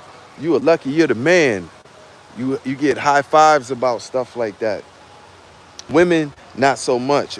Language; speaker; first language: English; native; English